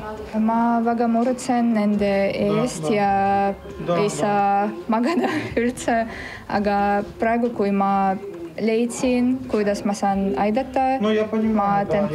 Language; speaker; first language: Estonian; non-native, fluent; Russian